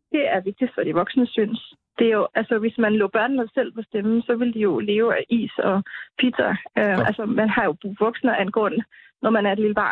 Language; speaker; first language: Danish; native; Danish